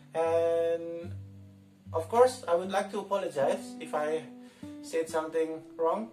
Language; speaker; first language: English; non-native, fluent; Indonesian